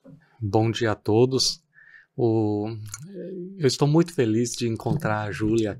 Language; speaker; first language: Portuguese; native; Portuguese